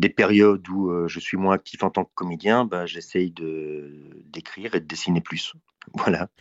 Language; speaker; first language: French; native; French